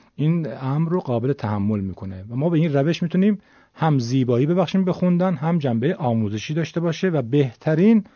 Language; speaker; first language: Persian; native; Persian